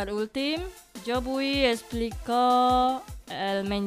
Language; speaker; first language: Catalan; non-native, learner; Indonesian